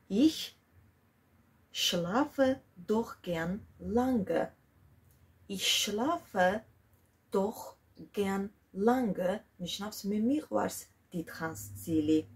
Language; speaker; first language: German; non-native, fluent; Georgian